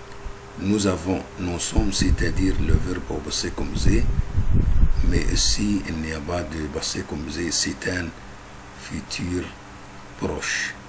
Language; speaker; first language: French; non-native, fluent; Arabic